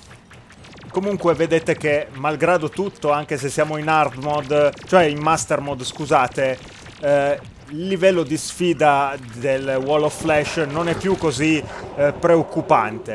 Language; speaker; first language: Italian; native; Italian